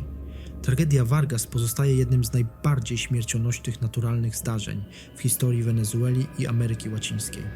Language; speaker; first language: Polish; native; Polish